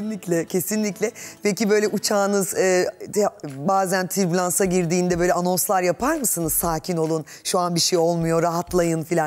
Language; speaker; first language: Turkish; native; Turkish